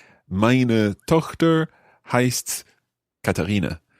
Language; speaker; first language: German; non-native, learner; English